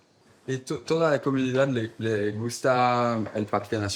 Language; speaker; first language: Spanish; non-native, learner; French